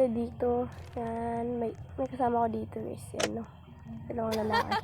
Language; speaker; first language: Filipino; non-native, local second language; Cebuano